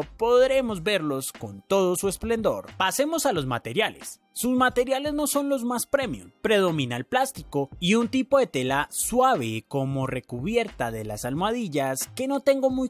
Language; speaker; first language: Spanish; native; Spanish